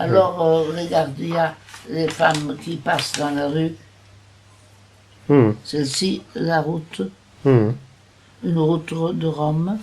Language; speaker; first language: French; non-native, fluent; Italian